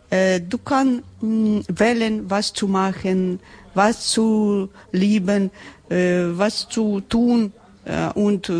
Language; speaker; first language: German; non-native, learner; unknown